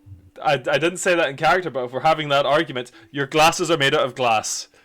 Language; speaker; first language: English; native; English